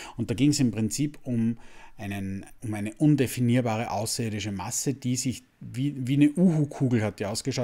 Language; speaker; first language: German; native; German